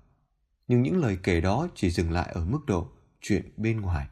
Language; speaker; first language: Vietnamese; native; Vietnamese